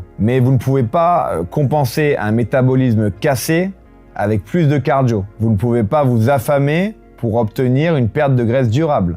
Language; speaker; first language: French; native; French